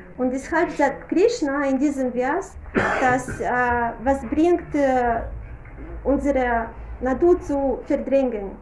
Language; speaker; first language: German; non-native, fluent; Russian